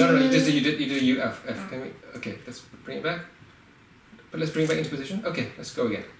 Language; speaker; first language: English; native; English